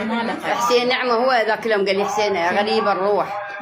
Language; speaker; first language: Arabic; native; Arabic